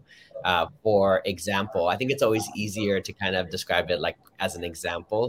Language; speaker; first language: English; native; English